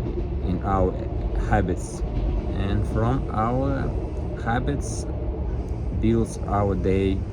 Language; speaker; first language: English; non-native, learner; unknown